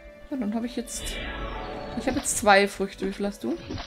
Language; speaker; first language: German; native; German